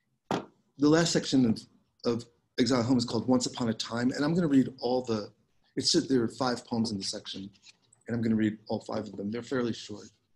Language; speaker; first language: English; native; English